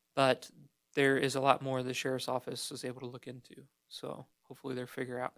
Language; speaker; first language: English; native; English